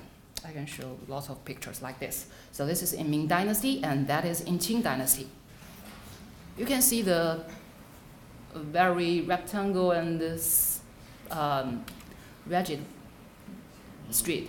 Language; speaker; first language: English; non-native, fluent; Chinese